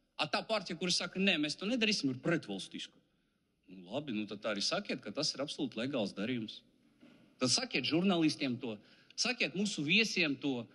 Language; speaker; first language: Latvian; non-native, local second language; Russian